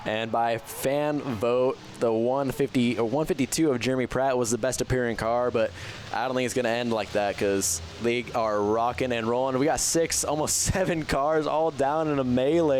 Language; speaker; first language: English; native; English